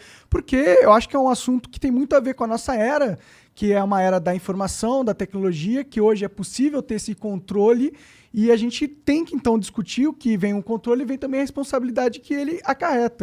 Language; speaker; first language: Portuguese; native; Portuguese